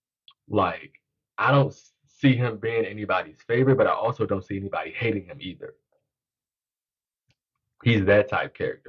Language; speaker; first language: English; native; English